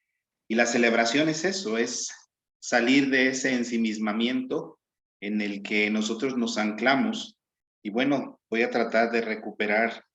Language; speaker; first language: Spanish; native; Spanish